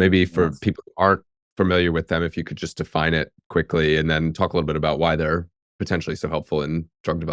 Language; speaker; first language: English; native; English